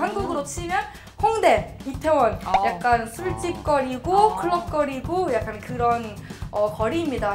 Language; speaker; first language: Korean; non-native, fluent; Thai